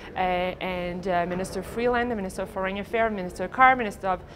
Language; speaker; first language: English; non-native, fluent; French